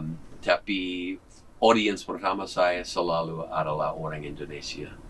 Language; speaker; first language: Indonesian; non-native, fluent; English